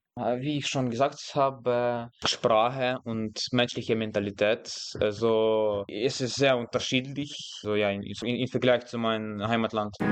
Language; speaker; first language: German; non-native, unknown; Russian